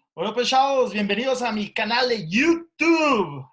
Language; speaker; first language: Spanish; early bilingual, heritage; Spanish